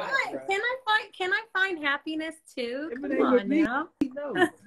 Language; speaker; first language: English; early bilingual, other home language; Spanish